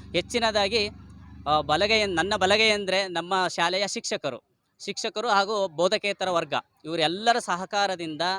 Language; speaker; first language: Kannada; native; Kannada